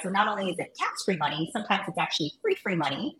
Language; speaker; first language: English; early bilingual, other home language; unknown